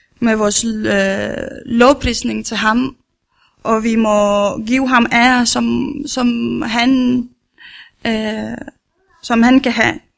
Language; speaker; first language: Danish; non-native, learner; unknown